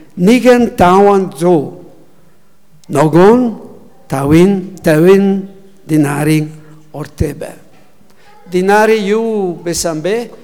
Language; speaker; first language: Mongolian; non-native, learner; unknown